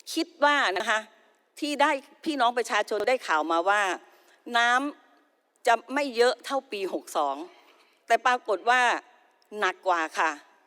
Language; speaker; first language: Thai; native; Thai